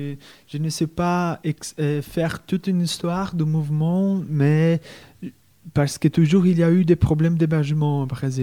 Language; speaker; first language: French; non-native, fluent; Portuguese